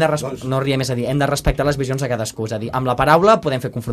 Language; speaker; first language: Catalan; native; Catalan